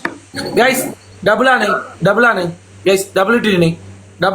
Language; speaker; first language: Malayalam; native; Malayalam